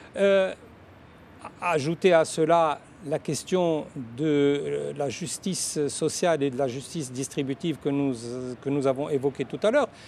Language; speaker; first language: French; non-native, local second language; Arabic